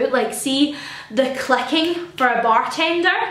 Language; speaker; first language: English; native; English